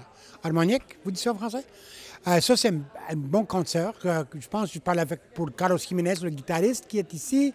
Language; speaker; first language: French; non-native, learner; English